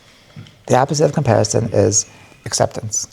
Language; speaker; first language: English; native; English